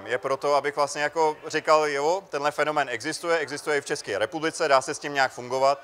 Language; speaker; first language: Czech; native; Czech